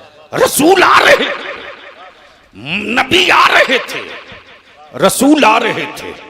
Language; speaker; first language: Hindi; native; Hindi